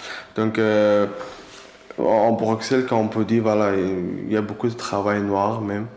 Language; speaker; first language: French; non-native, learner; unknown